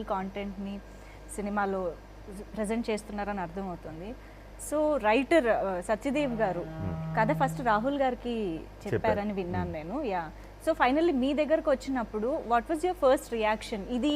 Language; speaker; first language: Telugu; native; Telugu